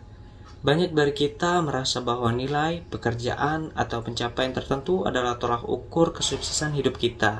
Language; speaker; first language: Indonesian; native; Indonesian